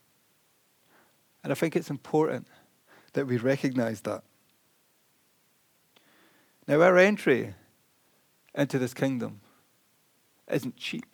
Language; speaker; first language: English; native; English